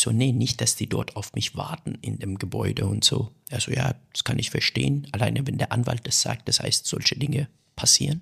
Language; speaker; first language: German; non-native, fluent; Persian